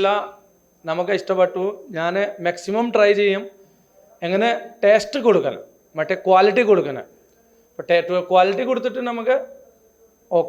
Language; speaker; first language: Malayalam; non-native, local second language; Hindi